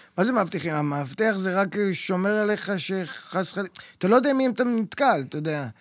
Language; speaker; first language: Hebrew; early bilingual, heritage; Hebrew